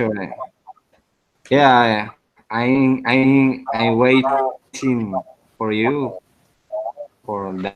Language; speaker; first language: English; non-native, learner; Spanish